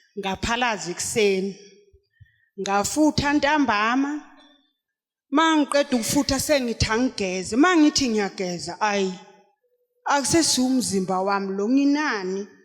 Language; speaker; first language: Zulu; native; Zulu